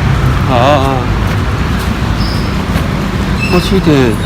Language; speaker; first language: Chinese; native; Chinese